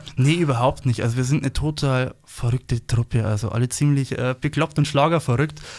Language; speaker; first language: German; native; German